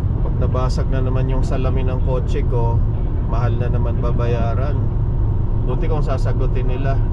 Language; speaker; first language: Filipino; native; Filipino